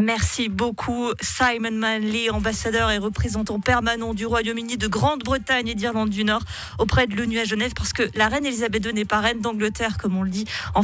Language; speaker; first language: French; native; French